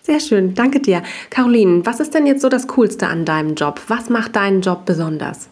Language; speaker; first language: German; native; German